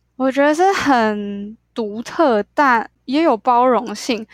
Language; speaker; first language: Chinese; native; Chinese